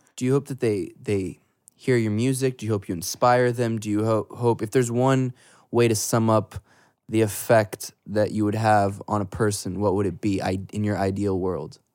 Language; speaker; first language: English; native; English